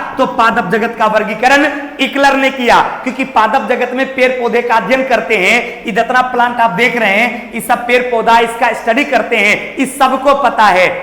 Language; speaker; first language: Hindi; native; Hindi